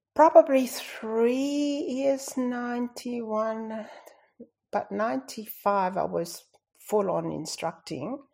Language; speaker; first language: English; non-native, fluent; Tongan